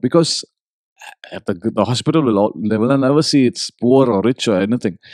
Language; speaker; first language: English; non-native, local second language; Tamil